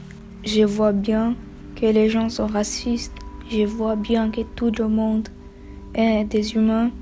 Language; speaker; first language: French; non-native, learner; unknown